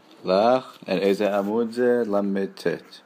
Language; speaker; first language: Hebrew; non-native, learner; English